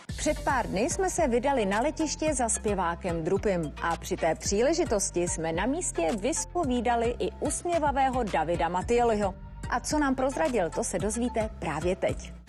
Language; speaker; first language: Czech; native; Czech